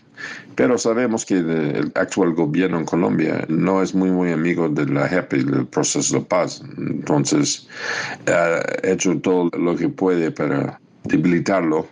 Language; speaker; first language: Spanish; non-native, fluent; English